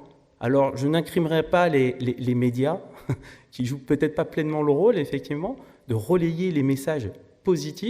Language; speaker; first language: French; native; French